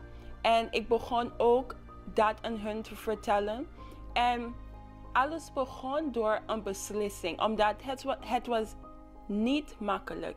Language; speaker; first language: Dutch; non-native, local second language; English